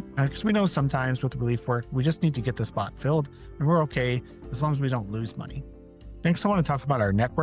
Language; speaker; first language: English; native; English